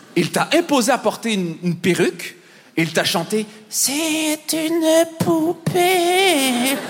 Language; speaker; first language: French; native; French